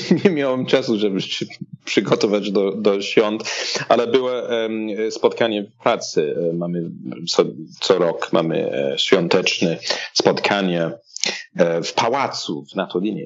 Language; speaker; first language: Polish; non-native, fluent; English